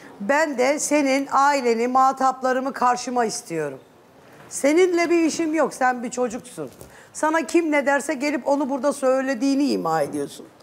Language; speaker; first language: Turkish; native; Turkish